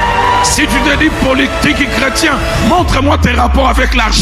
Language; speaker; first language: French; non-native, local second language; Lingala